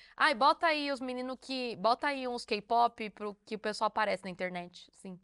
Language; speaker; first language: Portuguese; native; Portuguese